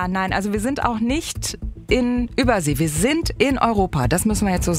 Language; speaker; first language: German; native; German